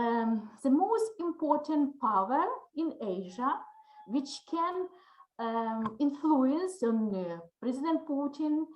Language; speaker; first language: English; non-native, learner; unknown